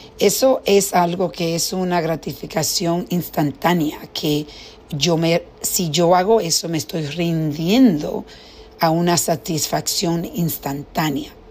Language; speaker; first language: Spanish; early bilingual, heritage; Spanish